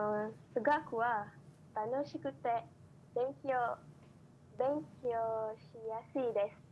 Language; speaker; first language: Japanese; non-native, learner; Malay